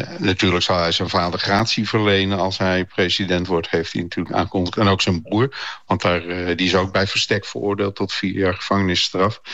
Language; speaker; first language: Dutch; native; Dutch